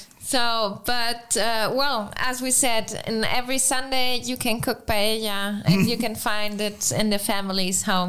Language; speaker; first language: English; non-native, fluent; Spanish